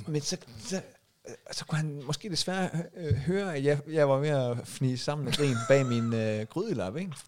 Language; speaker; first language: Danish; native; Danish